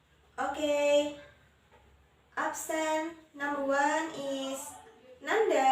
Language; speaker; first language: English; non-native, learner; Indonesian